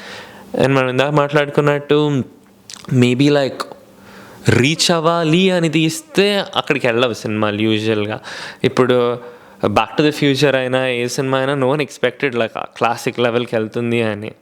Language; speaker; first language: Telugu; early bilingual, heritage; Telugu